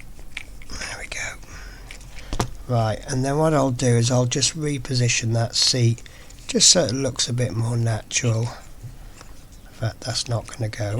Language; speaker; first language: English; native; English